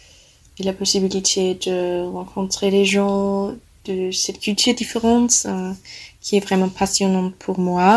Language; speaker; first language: French; non-native, fluent; German